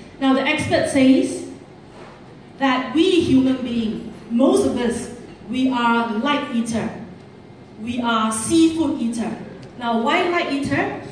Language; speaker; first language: English; non-native, local second language; Chinese